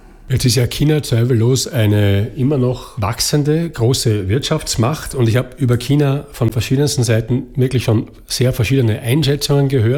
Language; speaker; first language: German; native; German